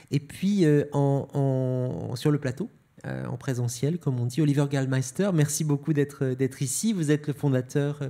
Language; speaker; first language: French; native; French